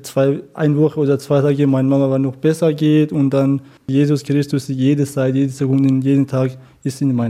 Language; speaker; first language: German; non-native, learner; Kurdish